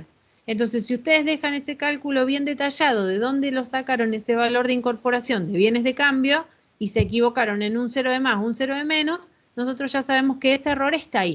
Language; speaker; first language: Spanish; native; Spanish